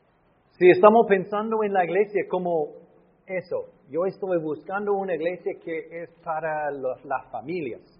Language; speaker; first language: Spanish; non-native, fluent; English